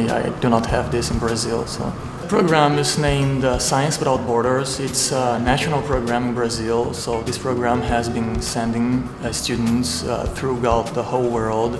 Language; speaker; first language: English; non-native, fluent; Portuguese